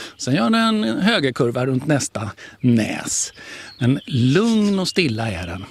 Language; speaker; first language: Swedish; native; Swedish